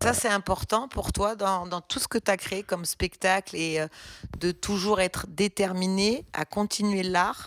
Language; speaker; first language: French; native; French